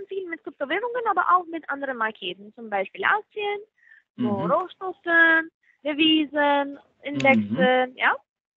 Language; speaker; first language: German; non-native, fluent; Spanish